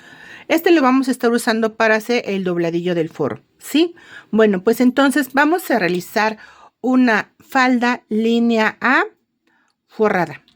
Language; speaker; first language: Spanish; native; Spanish